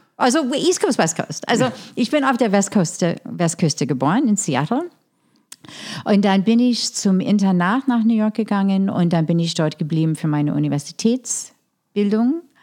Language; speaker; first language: German; non-native, fluent; English